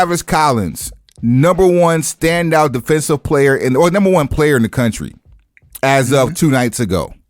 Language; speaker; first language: English; native; English